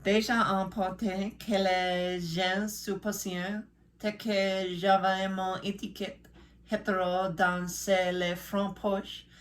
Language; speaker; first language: French; non-native, learner; English